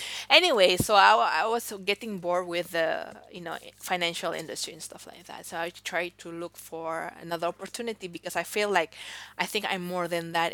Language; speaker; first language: English; early bilingual, other home language; Indonesian